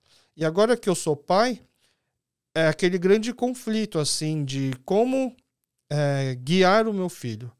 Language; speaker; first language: Portuguese; early bilingual, other home language; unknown